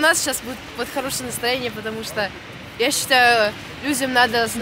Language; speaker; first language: Russian; native; Russian